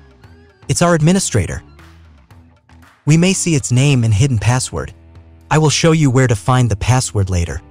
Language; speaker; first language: English; non-native, fluent; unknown